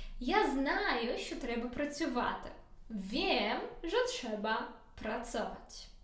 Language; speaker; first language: Polish; non-native, learner; Ukrainian